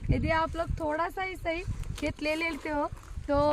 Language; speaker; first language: Hindi; non-native, local second language; Marathi